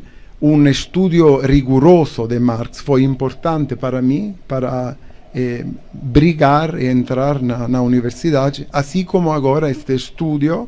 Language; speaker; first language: Portuguese; non-native, learner; Italian